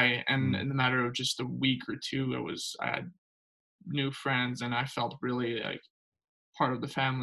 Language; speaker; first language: English; non-native, fluent; French